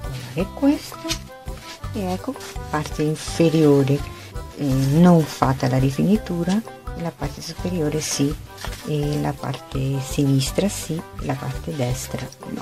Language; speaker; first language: Italian; non-native, fluent; Portuguese